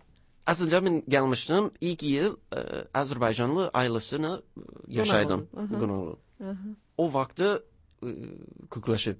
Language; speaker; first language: Azerbaijani; non-native, learner; English